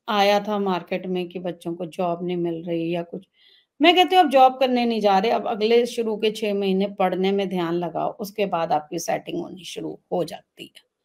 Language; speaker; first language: Hindi; non-native, local second language; Punjabi